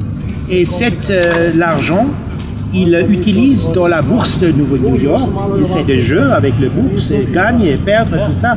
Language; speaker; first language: French; non-native, learner; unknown